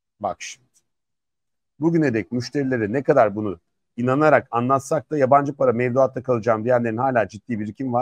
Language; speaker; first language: Turkish; native; Turkish